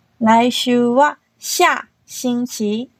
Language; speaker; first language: Japanese; non-native, fluent; Chinese